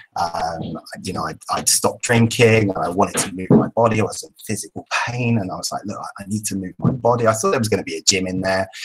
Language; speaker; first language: English; native; English